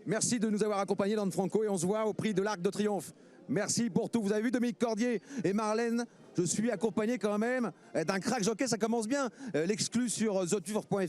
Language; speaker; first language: French; native; French